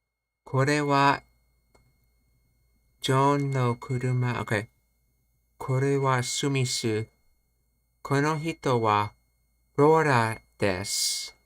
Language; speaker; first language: Japanese; non-native, learner; English